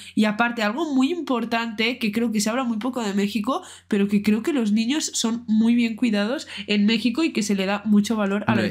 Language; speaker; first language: Spanish; native; Spanish